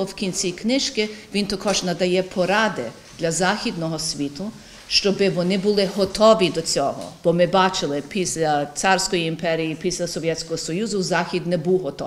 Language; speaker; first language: Ukrainian; early bilingual, heritage; Ukrainian